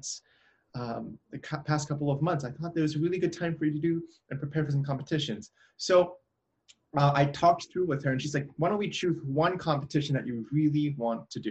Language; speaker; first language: English; native; English